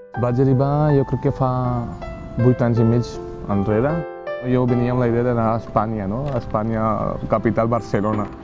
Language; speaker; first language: Catalan; non-native, fluent; Urdu